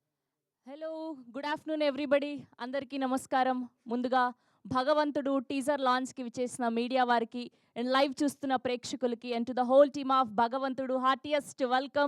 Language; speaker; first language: Telugu; native; Telugu